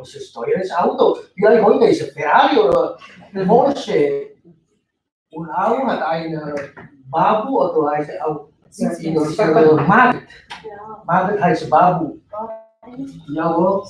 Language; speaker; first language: German; non-native, learner; Indonesian